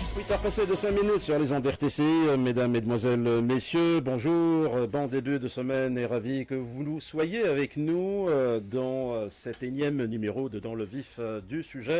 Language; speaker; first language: French; native; French